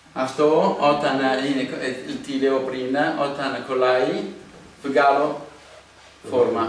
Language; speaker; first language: Greek; non-native, learner; Italian